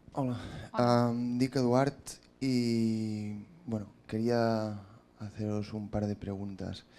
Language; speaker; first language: Spanish; non-native, local second language; Catalan